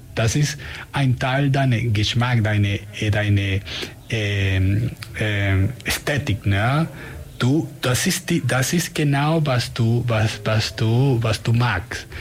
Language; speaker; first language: German; non-native, learner; Spanish